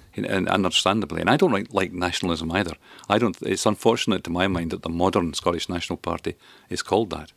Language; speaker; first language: English; native; English